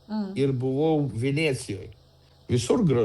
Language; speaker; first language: Lithuanian; non-native, local second language; Russian